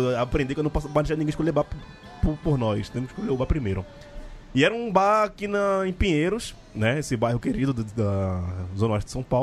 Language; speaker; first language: Portuguese; native; Portuguese